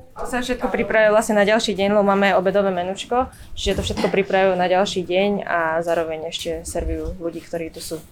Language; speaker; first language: Slovak; early bilingual, other home language; Vietnamese